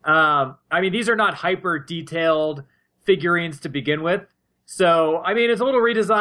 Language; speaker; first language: English; native; English